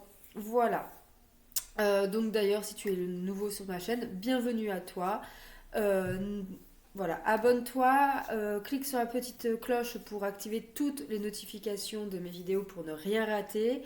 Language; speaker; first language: French; native; French